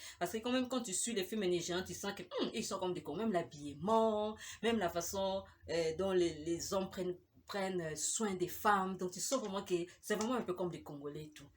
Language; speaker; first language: French; non-native, local second language; Lingala